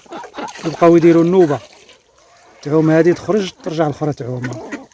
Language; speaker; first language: Arabic; native; Arabic